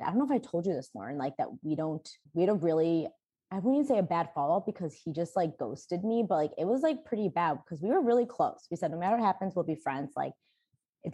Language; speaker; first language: English; native; English